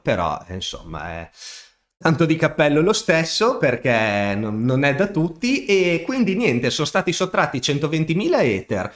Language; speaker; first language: Italian; native; Italian